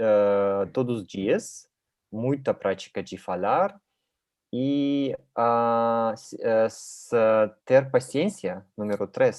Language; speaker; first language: Portuguese; non-native, learner; Russian